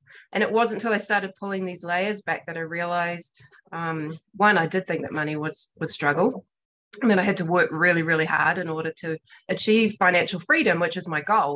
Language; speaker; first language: English; native; English